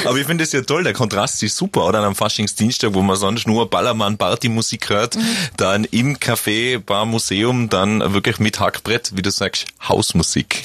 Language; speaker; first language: German; native; German